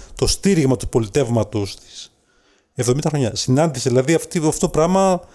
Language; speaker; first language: Greek; native; Greek